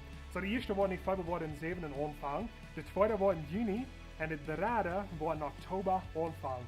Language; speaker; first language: German; non-native, learner; Plautdietsch